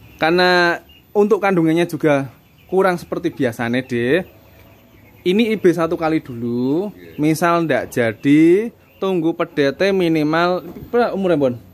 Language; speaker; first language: Indonesian; native; Indonesian